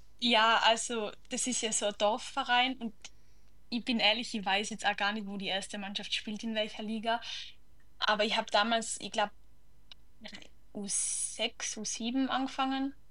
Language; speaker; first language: German; native; German